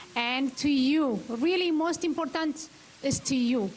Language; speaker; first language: English; non-native, fluent; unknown